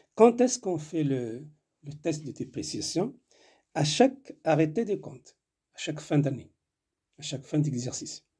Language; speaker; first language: French; non-native, local second language; Arabic